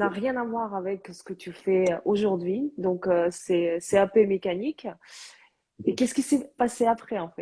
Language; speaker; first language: French; early bilingual, other home language; Korean